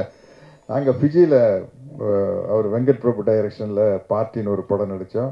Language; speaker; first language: Tamil; native; Tamil